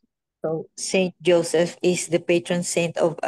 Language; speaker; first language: English; non-native, local second language; Filipino